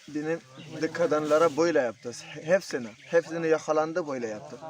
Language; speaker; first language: Turkish; non-native, fluent; Arabic